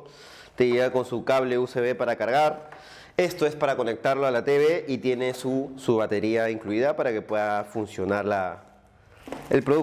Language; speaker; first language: Spanish; native; Spanish